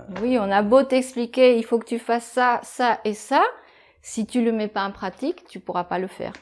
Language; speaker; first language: French; non-native, fluent; Japanese